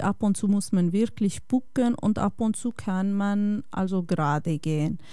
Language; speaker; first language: German; non-native, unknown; Bosnian